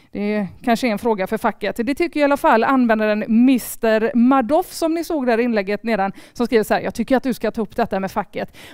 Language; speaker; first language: Swedish; native; Swedish